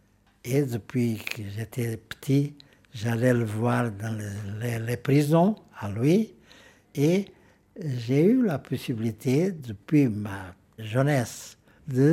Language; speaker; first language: French; non-native, fluent; Portuguese